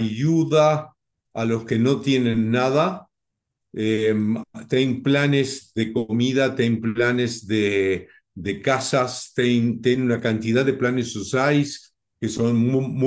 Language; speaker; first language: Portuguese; non-native, learner; Spanish